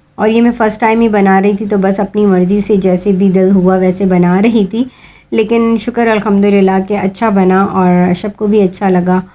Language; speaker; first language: Urdu; native; Urdu